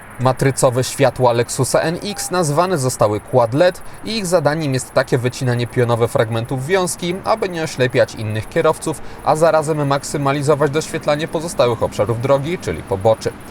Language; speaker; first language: Polish; native; Polish